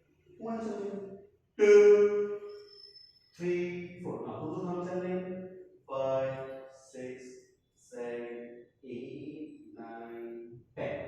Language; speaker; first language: Vietnamese; non-native, learner; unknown